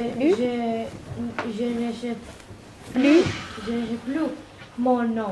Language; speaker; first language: French; non-native, learner; Greek